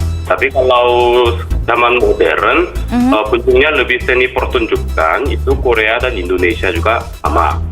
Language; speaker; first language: Indonesian; non-native, fluent; Korean